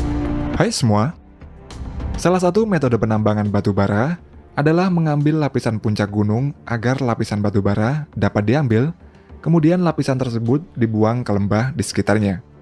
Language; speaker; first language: Indonesian; native; Indonesian